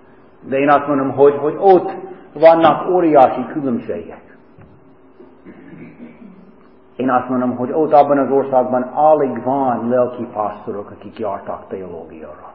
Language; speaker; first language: Hungarian; non-native, fluent; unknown